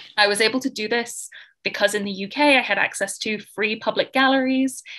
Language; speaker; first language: English; native; English